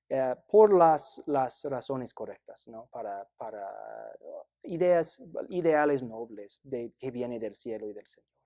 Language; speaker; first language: Spanish; non-native, fluent; English